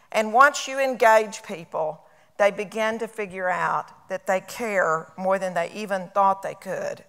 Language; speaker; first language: English; native; English